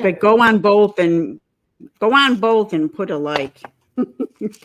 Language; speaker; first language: English; native; English